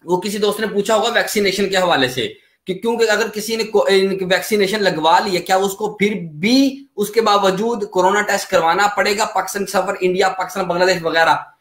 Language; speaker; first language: Urdu; non-native, local second language; Punjabi